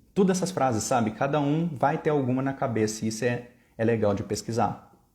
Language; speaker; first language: Portuguese; native; Portuguese